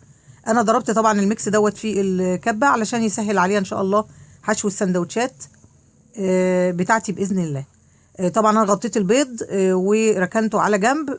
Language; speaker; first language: Arabic; native; Arabic